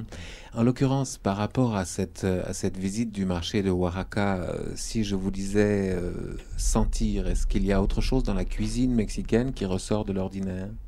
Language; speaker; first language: French; native; French